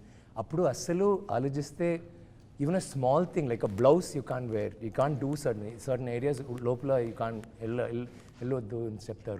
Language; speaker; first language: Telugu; non-native, learner; Tamil